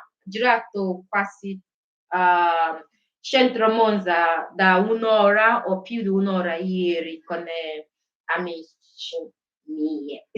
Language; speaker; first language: Italian; non-native, learner; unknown